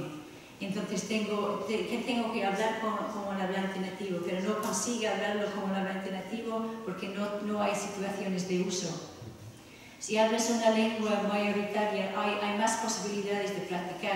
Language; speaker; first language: Spanish; non-native, fluent; English